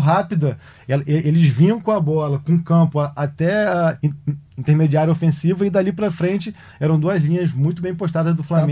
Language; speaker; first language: Portuguese; native; Portuguese